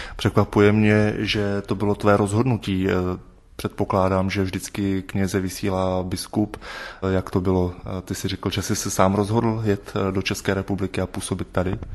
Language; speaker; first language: Czech; native; Czech